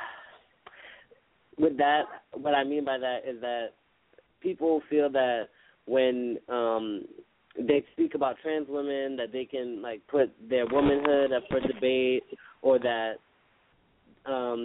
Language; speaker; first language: English; native; English